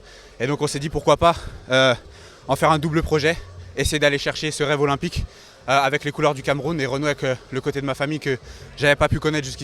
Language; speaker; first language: French; native; French